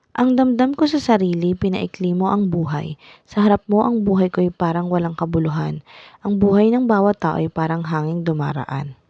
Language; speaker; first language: Filipino; native; Filipino